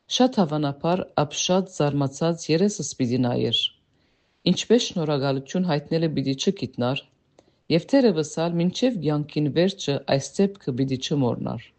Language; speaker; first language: Armenian; early bilingual, heritage; Armenian